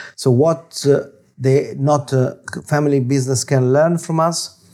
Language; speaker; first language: English; non-native, fluent; Italian